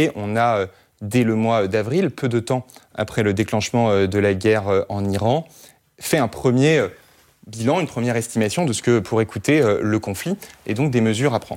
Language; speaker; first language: French; native; French